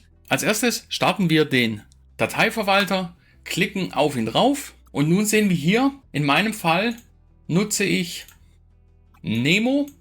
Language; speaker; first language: German; native; German